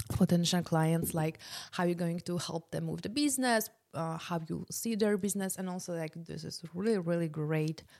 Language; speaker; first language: English; non-native, fluent; Polish